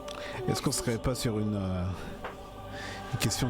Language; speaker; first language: French; native; French